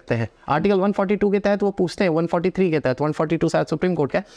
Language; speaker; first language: Hindi; non-native, local second language; Bhojpuri